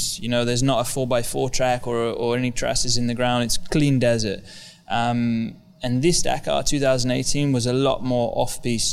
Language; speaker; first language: English; native; English